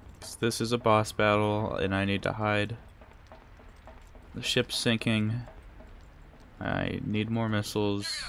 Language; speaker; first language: English; native; English